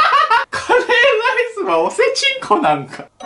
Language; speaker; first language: Japanese; native; Japanese